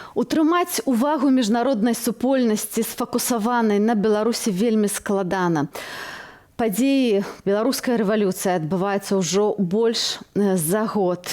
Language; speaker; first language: Belarusian; native; Belarusian